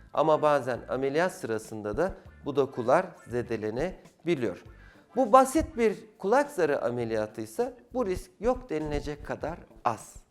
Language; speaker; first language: Turkish; native; Turkish